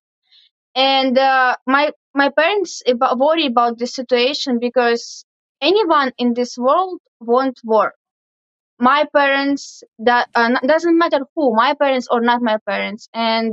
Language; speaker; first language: English; non-native, learner; Russian